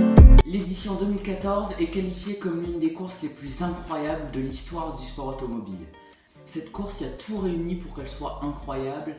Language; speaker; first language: French; native; French